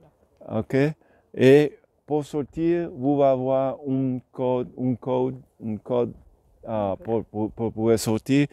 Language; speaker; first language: French; non-native, learner; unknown